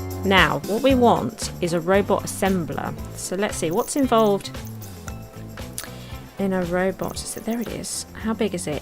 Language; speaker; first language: English; native; English